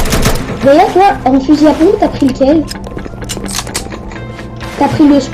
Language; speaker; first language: French; native; French